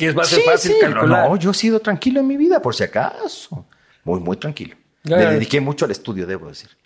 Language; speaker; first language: Spanish; native; Spanish